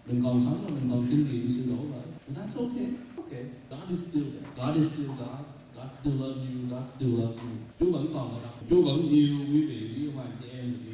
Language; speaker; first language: Vietnamese; early bilingual, heritage; Vietnamese